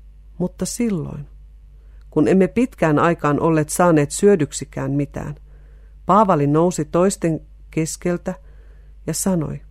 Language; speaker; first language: Finnish; native; Finnish